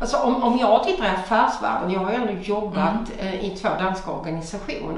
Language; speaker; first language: Swedish; native; Swedish